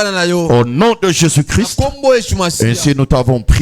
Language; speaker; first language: French; non-native, local second language; Lingala